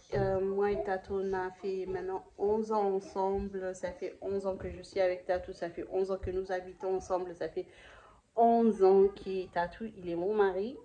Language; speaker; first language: French; non-native, local second language; Lingala